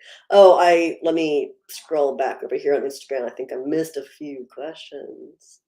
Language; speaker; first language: English; native; English